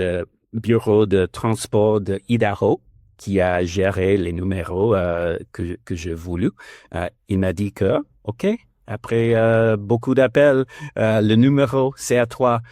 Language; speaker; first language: French; non-native, learner; English